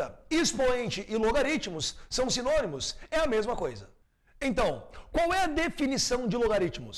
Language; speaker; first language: Portuguese; native; Portuguese